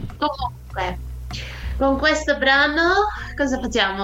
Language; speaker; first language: Italian; non-native, fluent; Greek